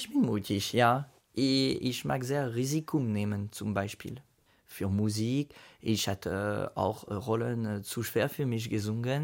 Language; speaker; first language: German; non-native, fluent; French